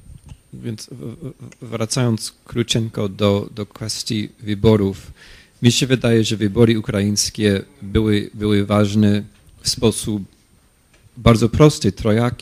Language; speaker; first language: Polish; non-native, fluent; English